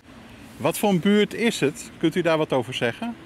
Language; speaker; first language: Dutch; native; Dutch